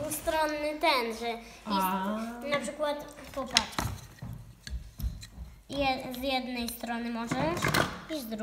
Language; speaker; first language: Polish; early bilingual, heritage; Polish